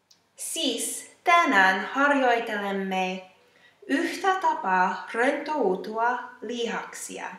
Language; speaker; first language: Finnish; non-native, fluent; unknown